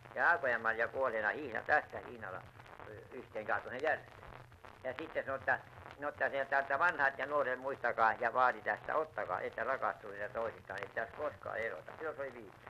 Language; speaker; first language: Finnish; native; Finnish